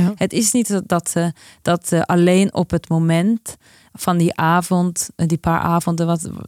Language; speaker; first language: Dutch; non-native, fluent; Norwegian